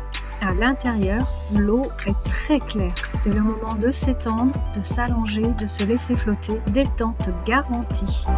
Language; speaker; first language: French; native; French